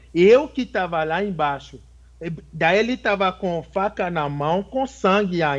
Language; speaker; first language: Portuguese; non-native, fluent; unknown